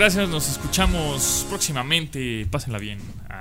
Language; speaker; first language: Spanish; native; Spanish